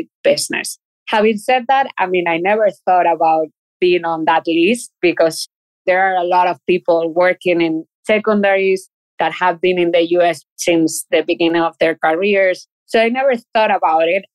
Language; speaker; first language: English; non-native, fluent; Spanish